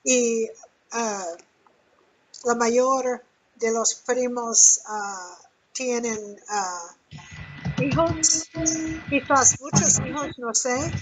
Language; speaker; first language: Spanish; non-native, learner; English